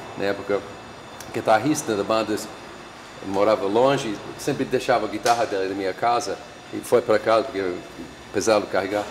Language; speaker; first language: Portuguese; non-native, fluent; English